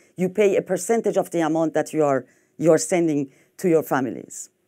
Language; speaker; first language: English; non-native, fluent; French